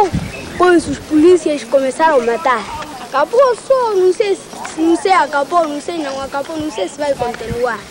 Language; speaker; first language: Portuguese; non-native, learner; Makhuwa